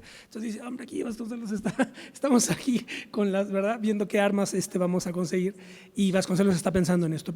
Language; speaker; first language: Spanish; native; Spanish